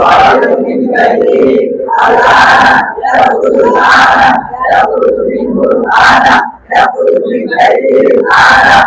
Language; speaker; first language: Arabic; non-native, fluent; Bangla